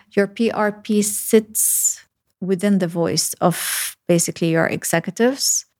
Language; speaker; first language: English; early bilingual, other home language; Arabic